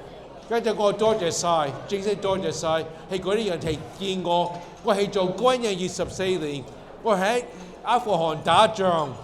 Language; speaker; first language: Cantonese; early bilingual, heritage; Cantonese